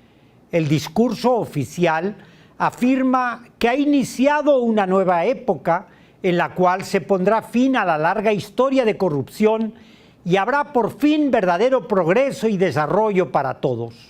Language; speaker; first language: Spanish; native; Spanish